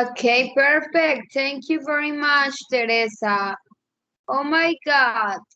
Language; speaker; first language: English; non-native, learner; Spanish